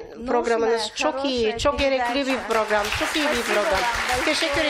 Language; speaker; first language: Turkish; non-native, fluent; Russian